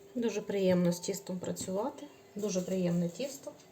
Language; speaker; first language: Ukrainian; native; Ukrainian